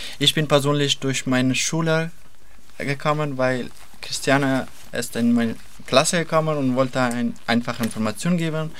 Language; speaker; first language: German; non-native, learner; Persian